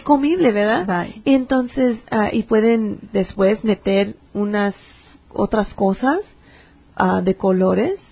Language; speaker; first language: Spanish; early bilingual, heritage; English